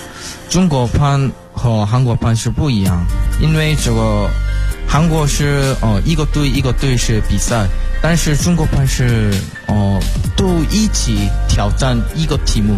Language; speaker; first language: Chinese; non-native, learner; Korean